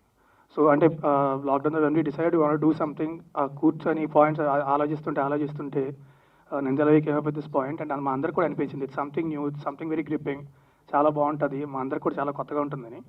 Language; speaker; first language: Telugu; native; Telugu